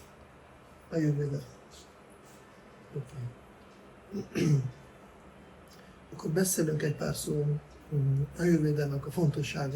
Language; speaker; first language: Hungarian; non-native, fluent; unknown